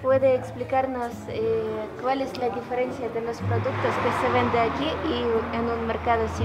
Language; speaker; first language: Spanish; non-native, learner; Ukrainian